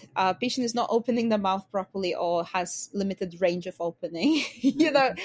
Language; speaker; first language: English; non-native, fluent; Lithuanian